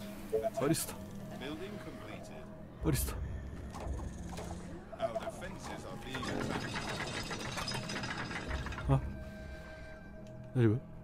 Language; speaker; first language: Japanese; native; Japanese